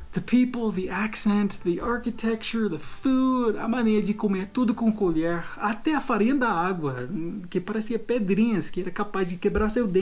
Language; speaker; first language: Portuguese; non-native, fluent; English